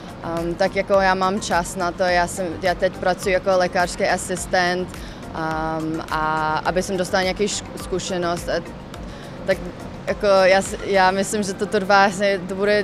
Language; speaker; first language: Czech; non-native, local second language; English